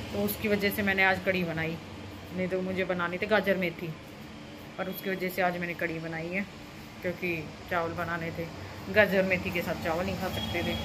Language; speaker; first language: Hindi; native; Hindi